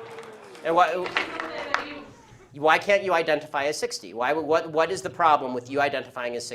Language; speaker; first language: English; native; English